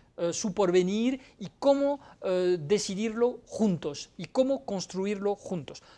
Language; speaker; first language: Spanish; non-native, fluent; French